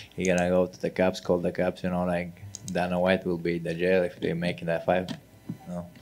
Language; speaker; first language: English; non-native, learner; Chechen